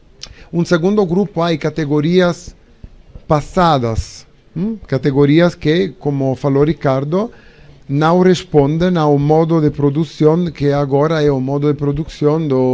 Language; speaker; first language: Portuguese; non-native, learner; Italian